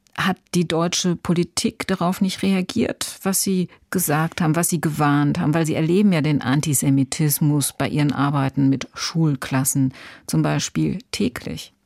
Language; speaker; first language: German; native; German